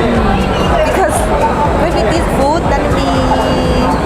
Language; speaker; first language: English; non-native, learner; Chinese